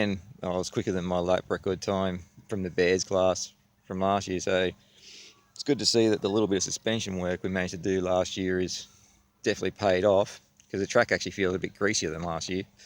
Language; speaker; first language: English; native; English